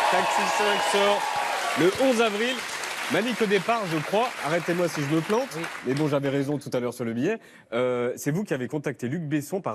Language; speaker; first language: French; native; French